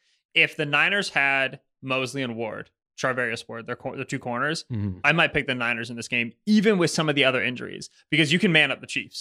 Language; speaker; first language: English; native; English